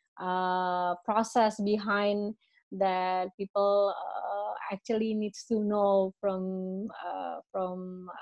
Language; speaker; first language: English; non-native, fluent; Indonesian